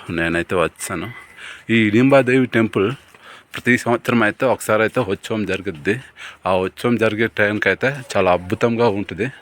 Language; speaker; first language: Telugu; non-native, local second language; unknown